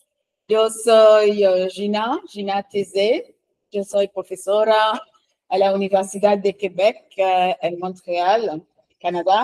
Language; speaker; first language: Spanish; non-native, fluent; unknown